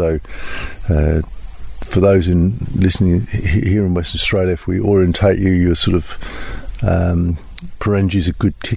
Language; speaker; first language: English; native; English